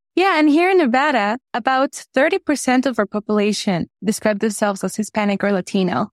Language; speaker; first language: English; early bilingual, other home language; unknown